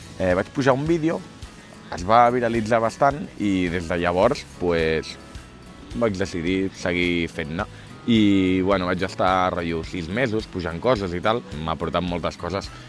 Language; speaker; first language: Catalan; native; Catalan